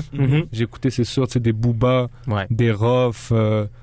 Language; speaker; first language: French; early bilingual, other home language; Arabic